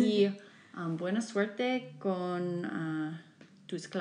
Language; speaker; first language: Spanish; non-native, fluent; English